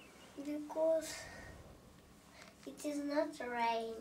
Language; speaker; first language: English; non-native, learner; Russian